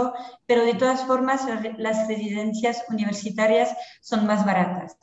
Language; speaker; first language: Spanish; non-native, fluent; French